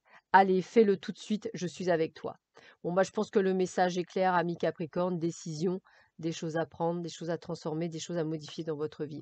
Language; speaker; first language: French; native; French